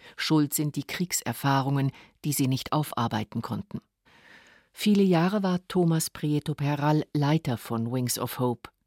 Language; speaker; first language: German; native; German